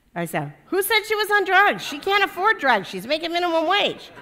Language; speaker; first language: English; native; English